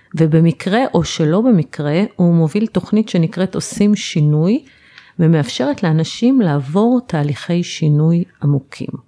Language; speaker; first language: Hebrew; native; Hebrew